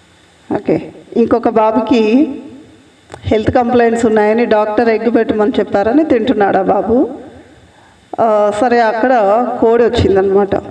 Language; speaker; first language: Telugu; native; Telugu